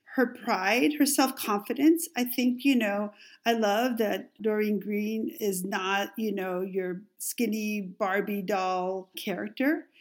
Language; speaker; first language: English; non-native, fluent; Spanish